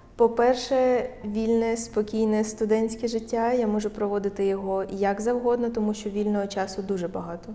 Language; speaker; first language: Ukrainian; native; Ukrainian